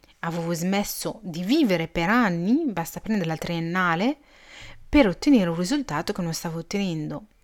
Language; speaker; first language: Italian; early bilingual, other home language; Arabic